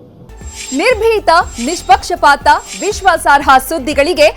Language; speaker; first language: Kannada; native; Kannada